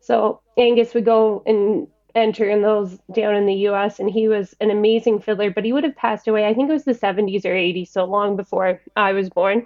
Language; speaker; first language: English; native; English